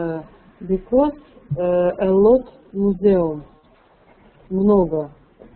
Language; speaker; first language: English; non-native, learner; Russian